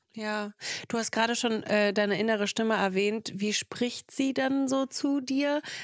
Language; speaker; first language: German; early bilingual, other home language; Russian